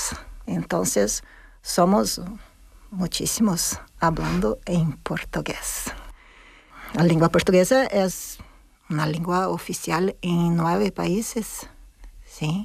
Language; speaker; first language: Spanish; non-native, fluent; Portuguese